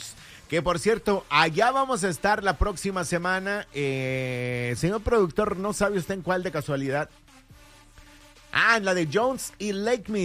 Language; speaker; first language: Spanish; native; Spanish